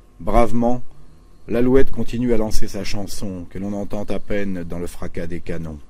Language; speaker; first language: French; native; French